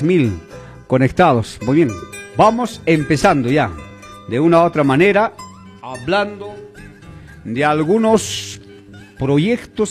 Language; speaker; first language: Spanish; non-native, local second language; Quechua